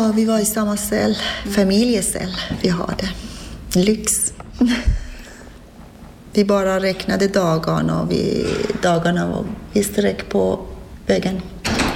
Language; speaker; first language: Swedish; non-native, fluent; Persian